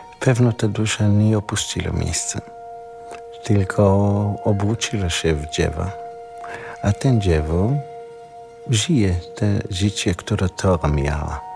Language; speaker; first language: Polish; non-native, learner; Hebrew